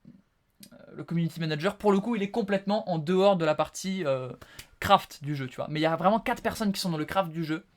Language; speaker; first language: French; native; French